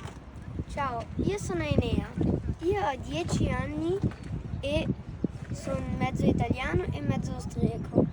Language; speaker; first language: Italian; early bilingual, other home language; German